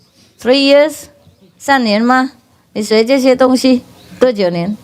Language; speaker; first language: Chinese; non-native, fluent; Vietnamese